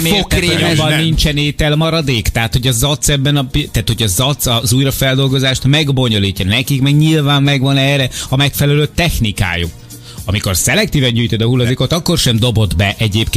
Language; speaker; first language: Hungarian; native; Hungarian